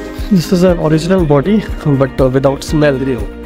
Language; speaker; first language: English; non-native, local second language; Hindi